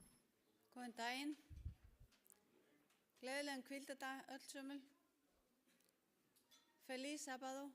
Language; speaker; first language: Icelandic; non-native, fluent; Spanish